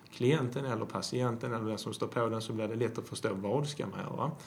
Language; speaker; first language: Swedish; native; Swedish